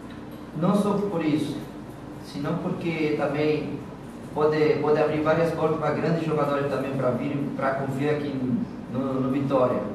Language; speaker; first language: Portuguese; non-native, fluent; Spanish